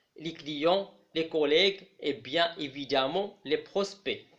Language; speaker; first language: French; non-native, local second language; Arabic